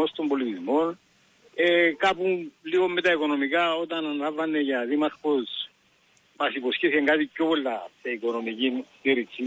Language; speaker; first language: Greek; native; Greek